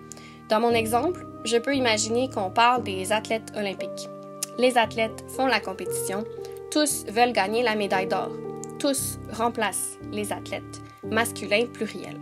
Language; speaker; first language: French; native; French